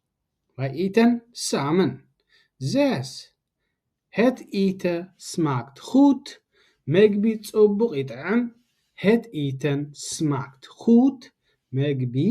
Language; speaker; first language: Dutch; non-native, learner; Tigrinya